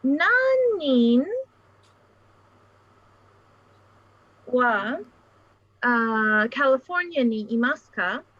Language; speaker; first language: Japanese; non-native, fluent; English